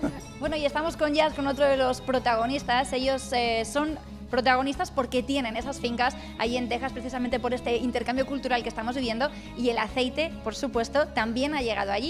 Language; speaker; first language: Spanish; native; Spanish